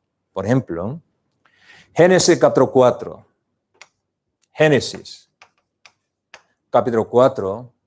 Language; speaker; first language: Spanish; non-native, learner; Korean